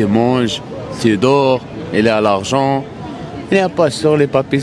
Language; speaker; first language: French; non-native, learner; Arabic